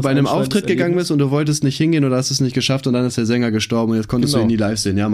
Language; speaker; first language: German; native; German